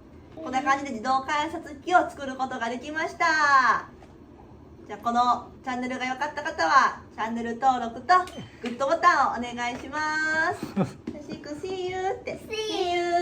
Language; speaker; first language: Japanese; native; Japanese